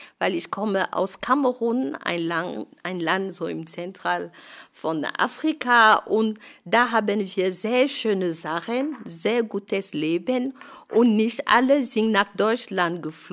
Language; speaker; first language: German; non-native, fluent; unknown